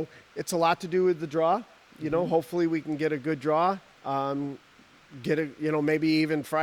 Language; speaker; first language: English; native; English